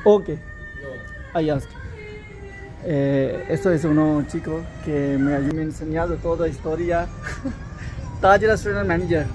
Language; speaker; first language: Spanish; non-native, learner; Hindi